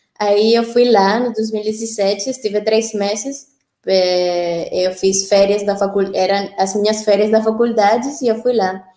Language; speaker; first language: Portuguese; non-native, fluent; Spanish